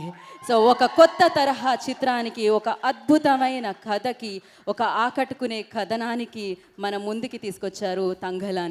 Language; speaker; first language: Telugu; native; Telugu